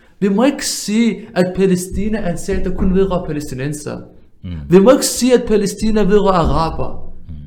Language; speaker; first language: Danish; early bilingual, other home language; Arabic